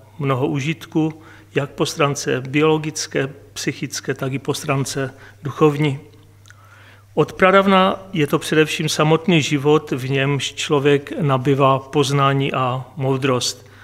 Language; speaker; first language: Czech; non-native, local second language; Polish